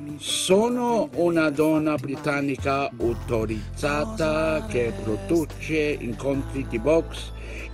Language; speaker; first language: Italian; non-native, learner; English